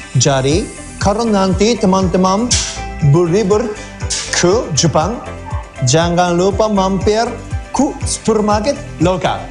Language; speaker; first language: Indonesian; non-native, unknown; Japanese